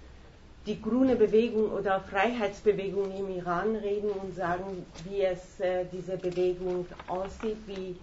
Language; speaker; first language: German; non-native, fluent; Persian